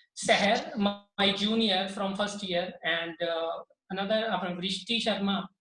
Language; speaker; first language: English; non-native, local second language; Punjabi